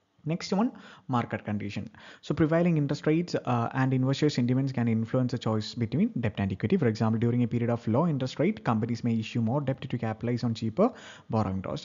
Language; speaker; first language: English; non-native, local second language; Malayalam